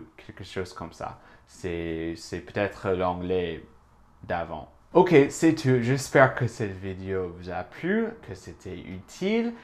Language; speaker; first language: French; non-native, fluent; English